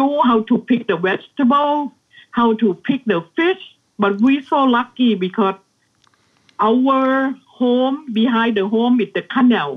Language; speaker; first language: English; non-native, learner; Thai